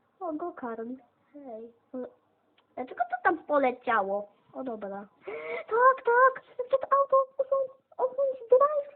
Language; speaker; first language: Polish; native; Polish